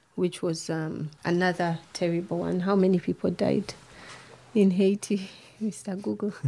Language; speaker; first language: English; non-native, local second language; Ganda